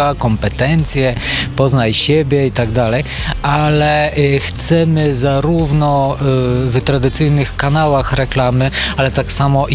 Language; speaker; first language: Polish; non-native, fluent; Bulgarian